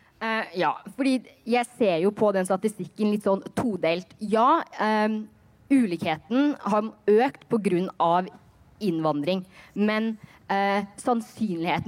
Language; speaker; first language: Norwegian; early bilingual, other home language; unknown